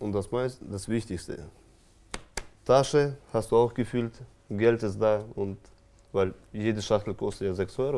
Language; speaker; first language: German; non-native, fluent; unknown